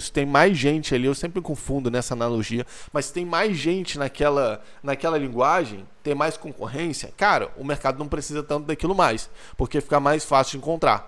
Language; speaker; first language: Portuguese; native; Portuguese